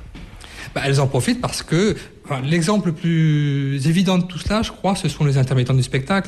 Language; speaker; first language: French; native; French